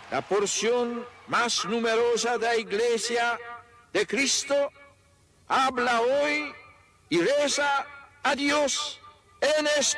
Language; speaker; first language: Spanish; non-native, fluent; Polish